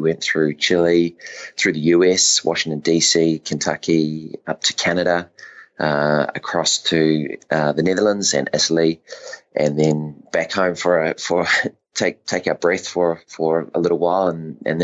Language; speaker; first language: English; native; English